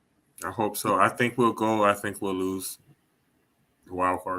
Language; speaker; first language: English; native; English